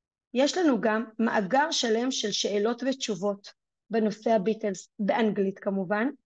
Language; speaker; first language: Hebrew; native; Hebrew